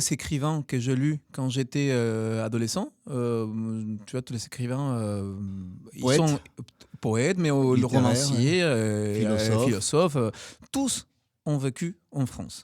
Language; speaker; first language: French; non-native, fluent; Spanish